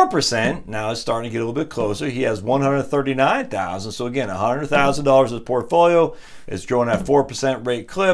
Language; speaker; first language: English; native; English